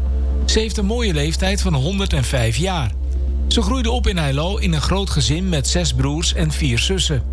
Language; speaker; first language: Dutch; native; Dutch